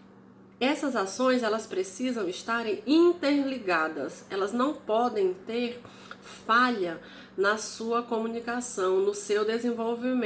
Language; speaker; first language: Portuguese; native; Portuguese